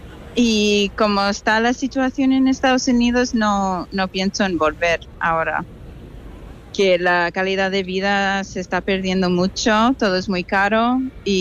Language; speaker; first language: Spanish; non-native, fluent; English